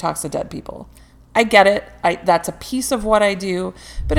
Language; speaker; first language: English; native; English